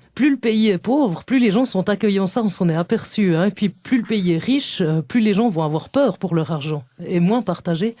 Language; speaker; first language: French; native; French